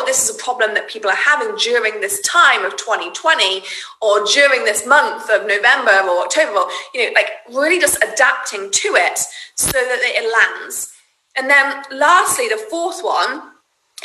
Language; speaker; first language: English; native; English